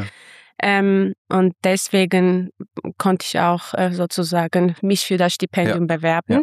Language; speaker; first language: German; non-native, fluent; Armenian